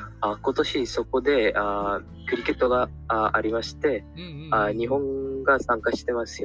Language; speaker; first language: Japanese; non-native, learner; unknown